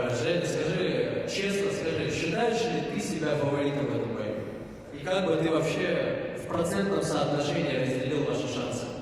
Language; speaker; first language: Russian; native; Russian